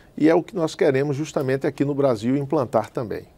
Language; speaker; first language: Portuguese; native; Portuguese